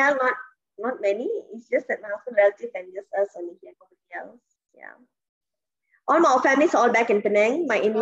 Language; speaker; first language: English; non-native, local second language; Tamil